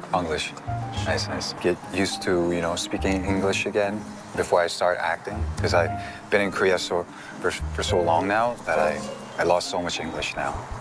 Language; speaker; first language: English; early bilingual, other home language; Korean